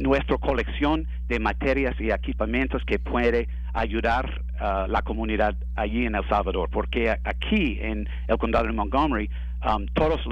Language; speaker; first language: Spanish; non-native, learner; English